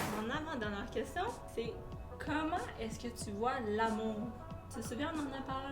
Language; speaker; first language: French; native; French